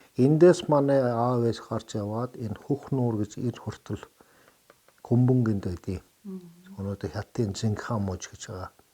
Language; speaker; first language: Mongolian; early bilingual, heritage; Mongolian